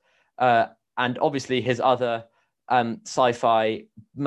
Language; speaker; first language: English; native; English